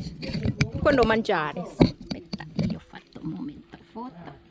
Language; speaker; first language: Italian; non-native, learner; Thai